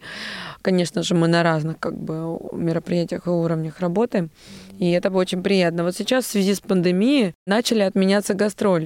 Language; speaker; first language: Russian; native; Russian